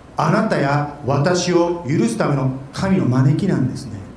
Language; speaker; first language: Japanese; native; Japanese